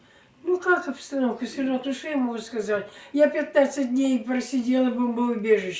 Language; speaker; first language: Russian; native; Russian